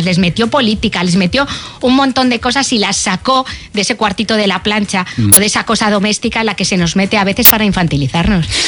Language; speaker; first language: Spanish; native; Spanish